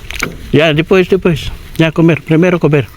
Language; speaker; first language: Spanish; non-native, learner; Filipino